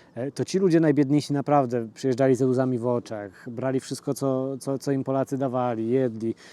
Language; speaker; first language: Polish; native; Polish